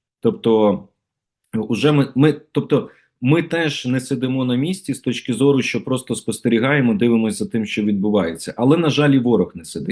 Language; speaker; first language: Ukrainian; native; Ukrainian